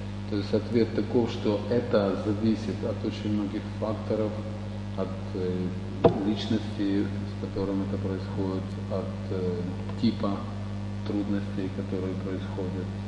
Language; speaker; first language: Russian; native; Russian